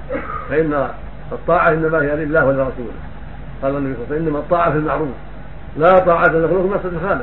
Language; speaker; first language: Arabic; native; Arabic